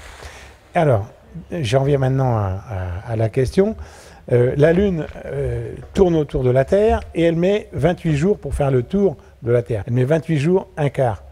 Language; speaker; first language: French; native; French